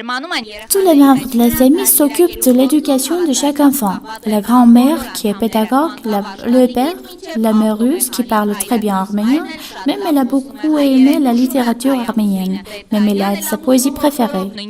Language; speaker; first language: French; non-native, fluent; Armenian